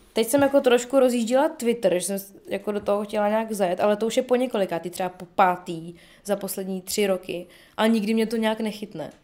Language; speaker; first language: Czech; early bilingual, other home language; Bulgarian